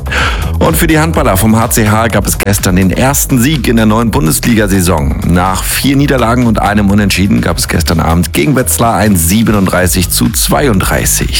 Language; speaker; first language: German; native; German